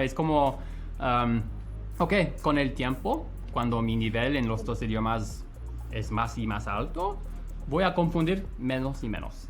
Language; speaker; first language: Spanish; non-native, fluent; English